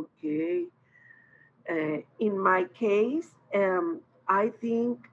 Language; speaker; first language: English; non-native, learner; Spanish